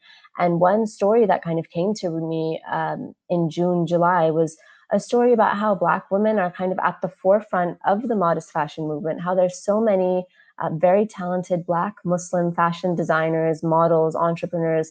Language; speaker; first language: English; native; English